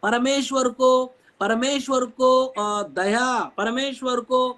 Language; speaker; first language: Hindi; non-native, local second language; Telugu